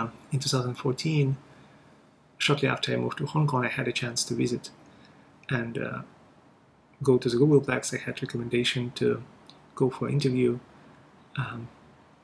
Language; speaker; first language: English; non-native, fluent; Russian